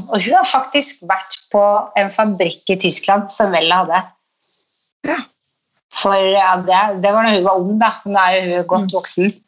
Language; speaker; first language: Norwegian; native; Norwegian